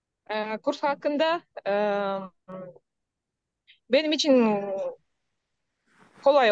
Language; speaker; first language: Turkish; non-native, learner; Kyrgyz